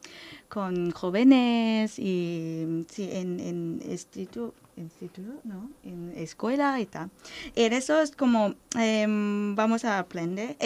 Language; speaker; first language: Spanish; non-native, learner; Thai